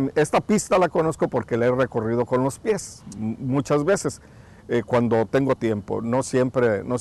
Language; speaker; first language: Spanish; native; Spanish